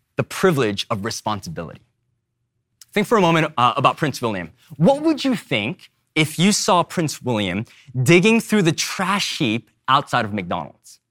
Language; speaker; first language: English; early bilingual, other home language; Korean